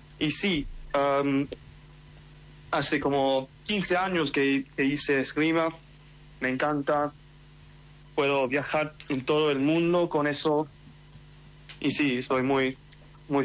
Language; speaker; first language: Spanish; early bilingual, heritage; English